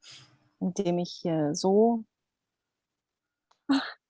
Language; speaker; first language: German; non-native, fluent; Dutch